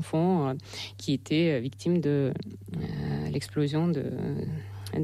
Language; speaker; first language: French; non-native, fluent; Russian